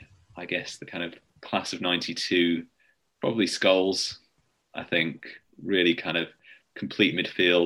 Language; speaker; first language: English; native; English